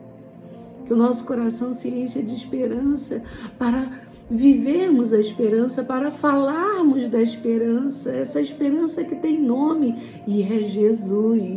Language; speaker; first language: Portuguese; native; Portuguese